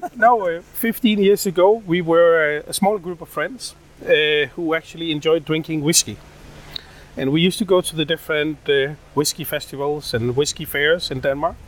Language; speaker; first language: English; non-native, fluent; Danish